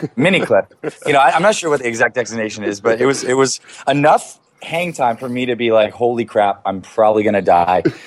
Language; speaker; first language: English; native; English